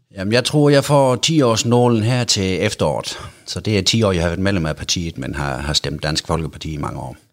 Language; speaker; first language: Danish; native; Danish